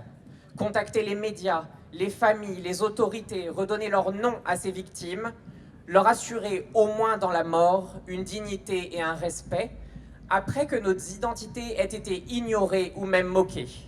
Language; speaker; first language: French; native; French